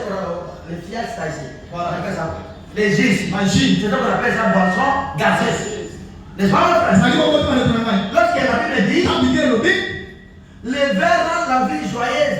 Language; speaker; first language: French; non-native, local second language; Lingala